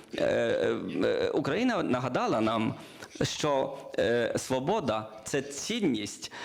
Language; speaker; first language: Ukrainian; non-native, learner; Polish